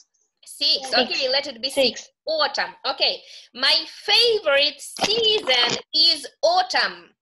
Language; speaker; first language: English; non-native, fluent; Russian